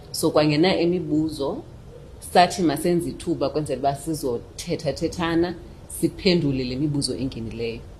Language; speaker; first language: Xhosa; native; Xhosa